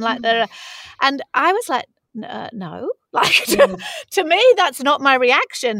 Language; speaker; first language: English; native; English